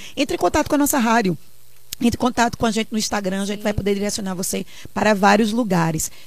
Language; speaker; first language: Portuguese; native; Portuguese